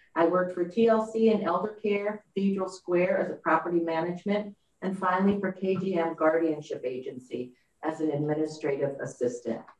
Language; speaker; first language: English; native; English